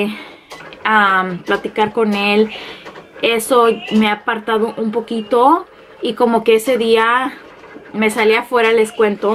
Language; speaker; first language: Spanish; early bilingual, heritage; Spanish